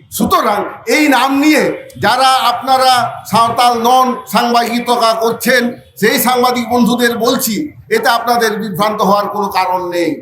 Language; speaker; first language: Bangla; non-native, local second language; Santali